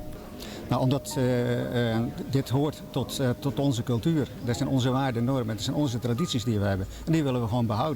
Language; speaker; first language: Dutch; native; Dutch